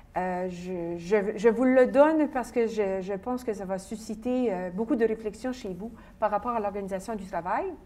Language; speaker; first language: French; native; French